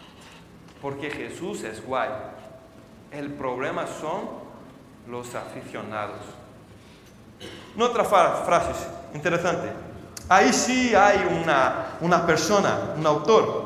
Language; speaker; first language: Spanish; non-native, fluent; Portuguese